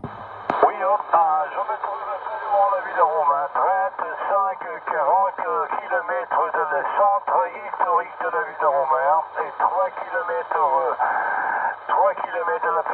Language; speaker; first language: French; non-native, learner; Italian